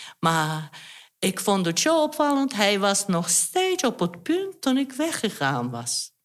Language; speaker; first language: Dutch; non-native, fluent; Turkish